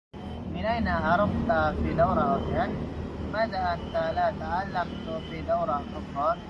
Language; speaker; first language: Arabic; non-native, learner; Indonesian